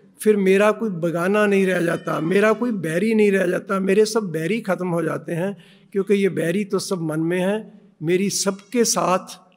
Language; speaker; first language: Hindi; non-native, local second language; Punjabi